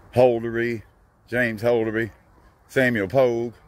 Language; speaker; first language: English; native; English